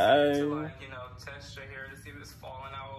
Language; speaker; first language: English; native; English